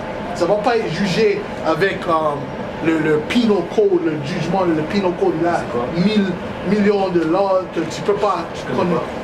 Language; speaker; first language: French; non-native, learner; English